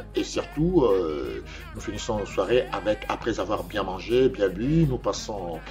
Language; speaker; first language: French; non-native, local second language; Lingala